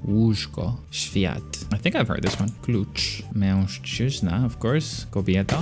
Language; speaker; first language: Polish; non-native, learner; Finnish